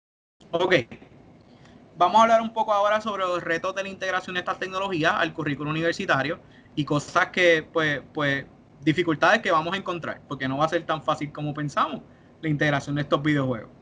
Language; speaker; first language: Spanish; native; Spanish